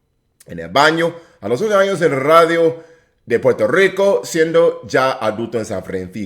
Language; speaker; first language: Spanish; non-native, fluent; English